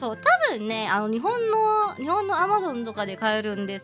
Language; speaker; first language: Japanese; non-native, fluent; Indonesian